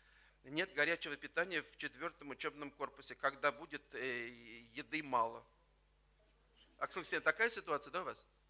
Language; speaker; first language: Russian; native; Russian